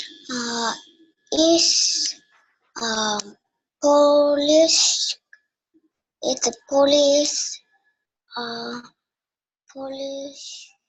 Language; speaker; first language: English; non-native, learner; Vietnamese